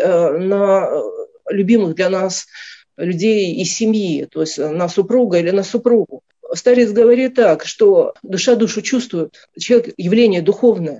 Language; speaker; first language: Russian; native; Russian